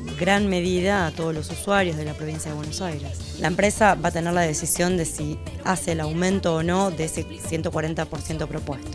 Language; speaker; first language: Spanish; native; Spanish